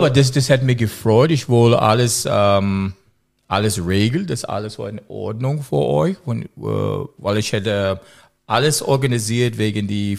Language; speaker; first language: German; non-native, learner; English